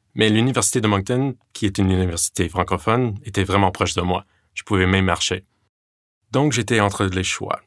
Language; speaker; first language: French; non-native, fluent; English